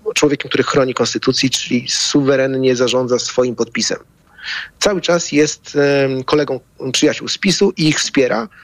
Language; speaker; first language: Polish; native; Polish